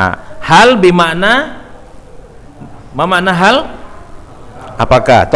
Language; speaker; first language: Arabic; non-native, fluent; Indonesian